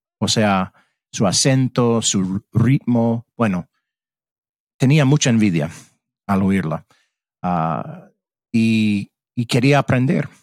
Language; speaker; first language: Spanish; non-native, fluent; English